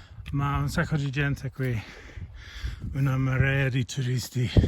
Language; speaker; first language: Italian; non-native, fluent; English